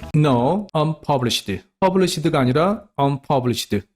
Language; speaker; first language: English; non-native, fluent; Korean